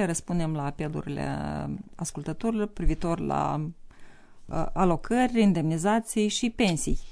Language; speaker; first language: Romanian; native; Romanian